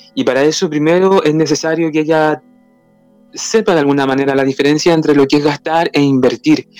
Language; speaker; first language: Spanish; native; Spanish